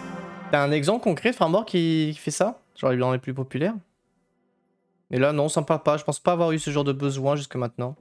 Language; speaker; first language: French; native; French